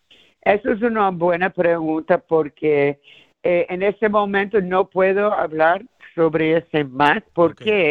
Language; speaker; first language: Spanish; early bilingual, heritage; Spanish